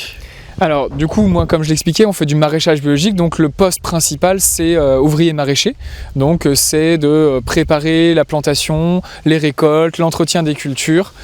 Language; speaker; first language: French; native; French